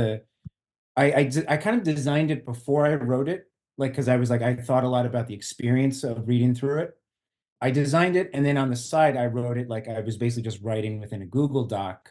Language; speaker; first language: English; native; English